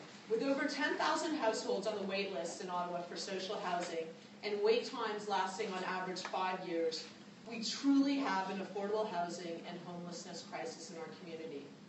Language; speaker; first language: English; native; English